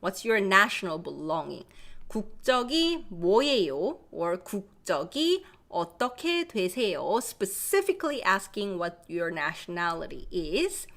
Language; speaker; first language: Korean; native; Korean